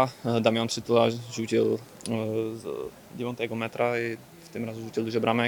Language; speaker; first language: Polish; non-native, fluent; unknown